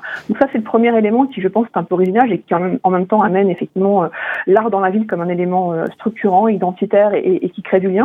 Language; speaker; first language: French; native; French